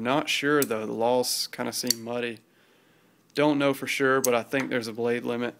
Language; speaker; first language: English; native; English